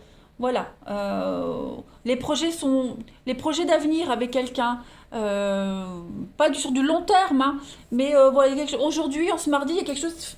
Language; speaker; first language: French; native; French